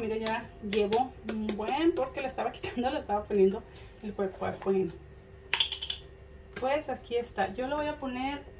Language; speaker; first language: Spanish; native; Spanish